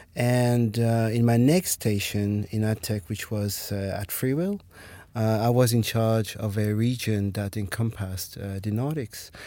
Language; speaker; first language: English; non-native, fluent; French